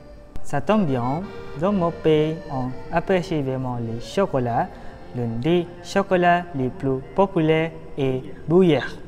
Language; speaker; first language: French; non-native, learner; Malay